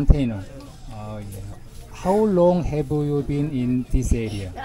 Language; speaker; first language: English; non-native, learner; Korean